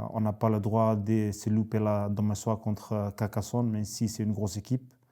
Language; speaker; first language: French; native; French